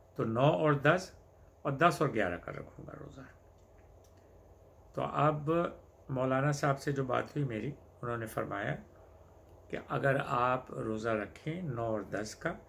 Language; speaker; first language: Hindi; native; Hindi